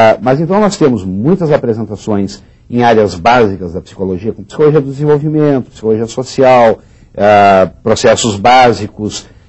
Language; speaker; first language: Portuguese; native; Portuguese